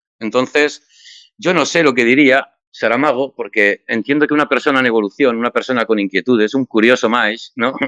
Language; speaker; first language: Spanish; native; Spanish